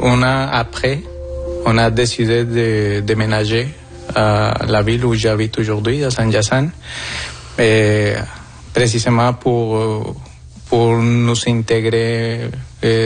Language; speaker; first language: French; non-native, fluent; Spanish